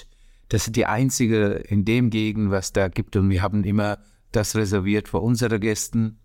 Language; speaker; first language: German; non-native, fluent; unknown